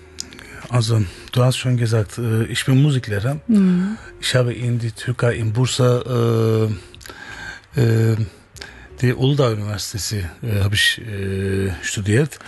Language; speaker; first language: German; non-native, learner; Turkish